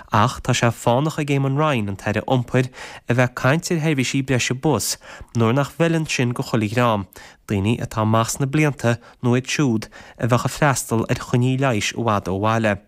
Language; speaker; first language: Irish; native; Irish